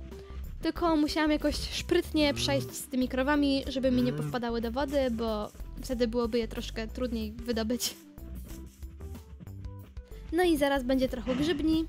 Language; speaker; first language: Polish; native; Polish